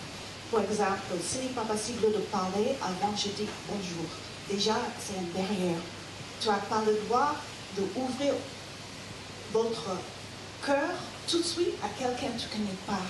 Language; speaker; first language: French; non-native, fluent; English